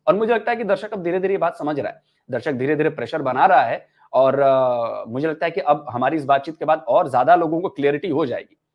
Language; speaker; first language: Hindi; native; Hindi